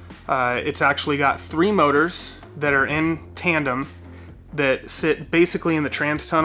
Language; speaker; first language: English; native; English